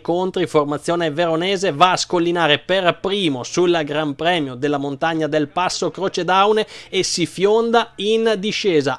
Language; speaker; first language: Italian; native; Italian